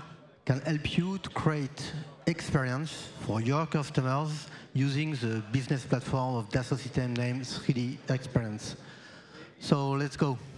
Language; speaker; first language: English; non-native, fluent; French